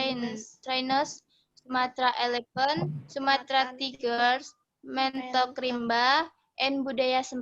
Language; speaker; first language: English; non-native, learner; Indonesian